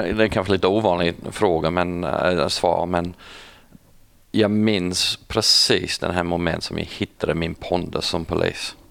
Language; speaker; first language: Swedish; non-native, fluent; English